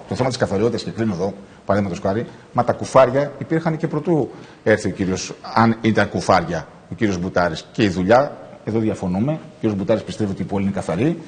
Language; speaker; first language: Greek; native; Greek